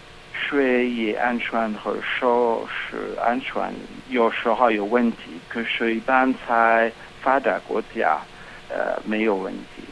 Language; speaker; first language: Chinese; non-native, fluent; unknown